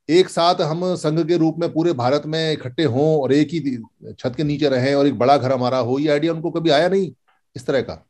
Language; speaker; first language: Hindi; native; Hindi